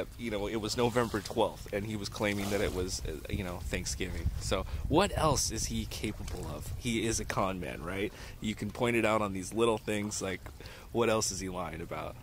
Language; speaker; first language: English; native; English